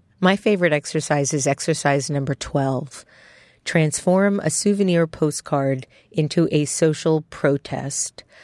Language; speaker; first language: English; native; English